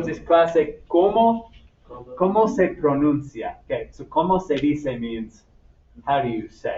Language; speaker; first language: Spanish; non-native, fluent; English